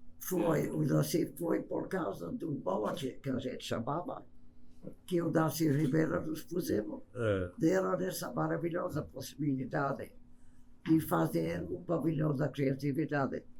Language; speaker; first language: Portuguese; non-native, fluent; English